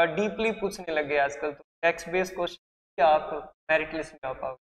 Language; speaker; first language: Hindi; native; Hindi